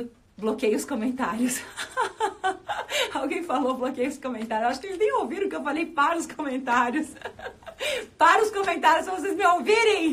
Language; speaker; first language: Portuguese; native; Portuguese